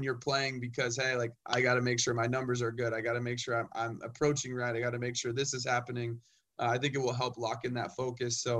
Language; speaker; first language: English; native; English